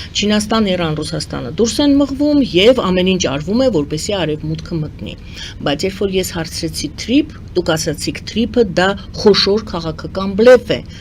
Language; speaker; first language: Armenian; native; Armenian